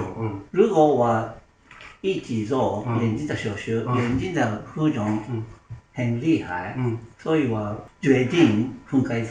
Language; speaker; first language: Chinese; non-native, learner; Japanese